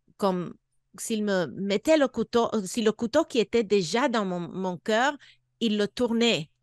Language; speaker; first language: French; non-native, fluent; English